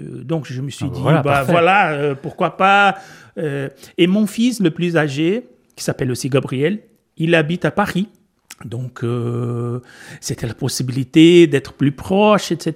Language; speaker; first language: French; non-native, fluent; Portuguese